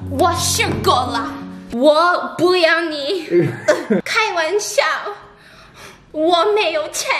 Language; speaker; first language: Chinese; non-native, learner; English